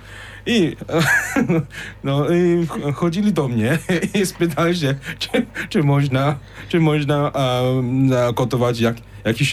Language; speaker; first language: Polish; non-native, fluent; Chinese